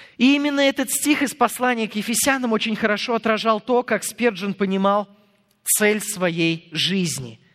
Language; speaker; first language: Russian; non-native, fluent; English